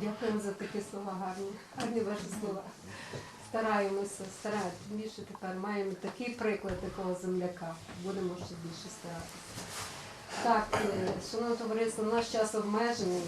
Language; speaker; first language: Ukrainian; native; Ukrainian